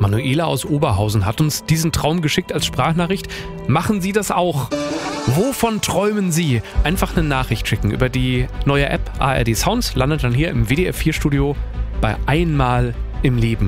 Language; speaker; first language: German; native; German